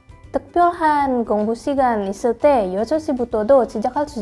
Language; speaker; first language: Korean; non-native, learner; Indonesian